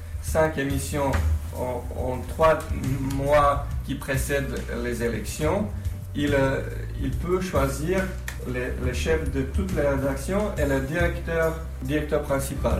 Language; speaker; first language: French; non-native, fluent; Slovenian